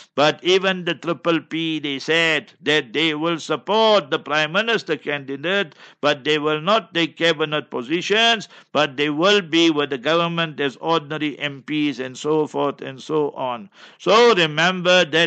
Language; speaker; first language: English; native; English